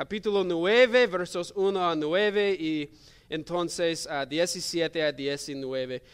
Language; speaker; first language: Spanish; non-native, learner; English